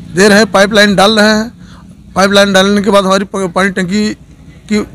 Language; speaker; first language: Hindi; native; Hindi